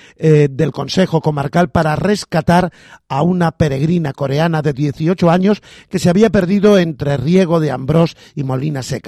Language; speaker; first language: Spanish; native; Spanish